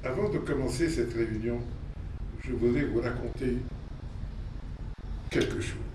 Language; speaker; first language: French; non-native, local second language; Arabic